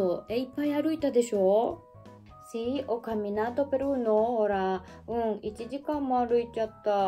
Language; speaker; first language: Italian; non-native, fluent; Japanese